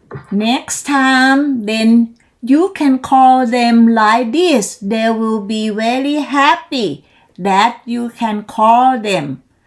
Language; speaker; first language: English; non-native, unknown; Thai